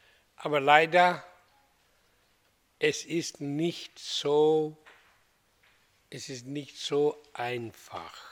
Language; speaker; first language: German; non-native, learner; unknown